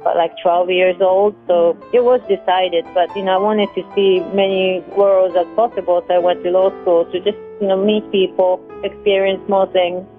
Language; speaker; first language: English; non-native, fluent; Japanese